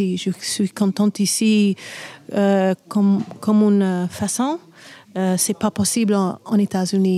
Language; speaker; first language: French; non-native, learner; English